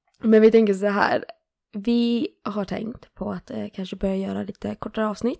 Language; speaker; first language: Swedish; native; Swedish